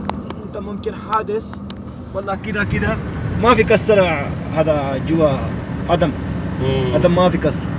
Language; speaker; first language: Arabic; non-native, learner; Punjabi